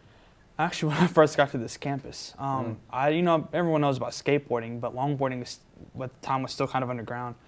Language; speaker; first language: English; native; English